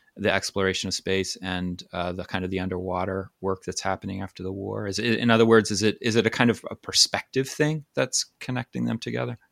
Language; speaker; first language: English; native; English